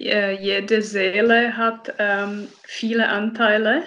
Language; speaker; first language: German; non-native, fluent; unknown